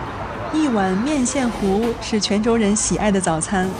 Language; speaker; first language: Chinese; native; Chinese